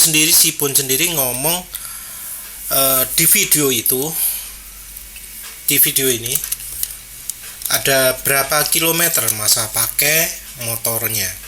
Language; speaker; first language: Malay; non-native, local second language; Javanese